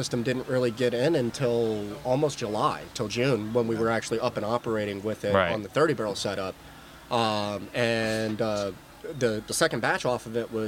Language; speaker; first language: English; native; English